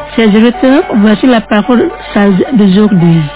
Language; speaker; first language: French; non-native, fluent; Indonesian